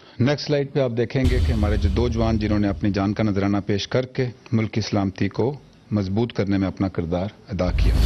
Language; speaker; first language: Urdu; native; Urdu